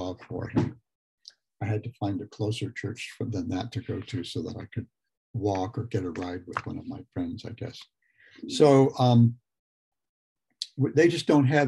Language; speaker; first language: English; native; English